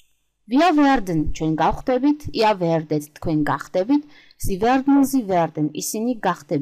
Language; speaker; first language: German; non-native, learner; Georgian